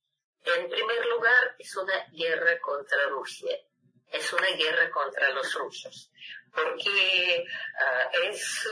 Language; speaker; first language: Spanish; non-native, fluent; Russian